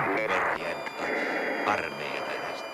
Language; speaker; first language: Finnish; native; Finnish